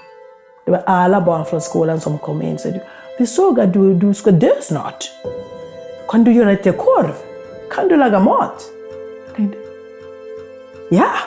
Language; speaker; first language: Swedish; non-native, fluent; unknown